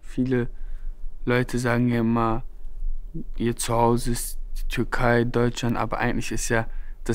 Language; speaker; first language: German; early bilingual, other home language; Turkish